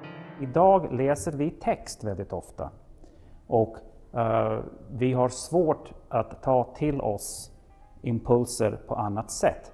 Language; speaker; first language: Swedish; non-native, fluent; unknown